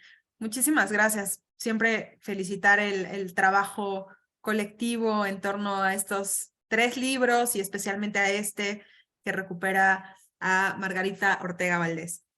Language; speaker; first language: Spanish; native; Spanish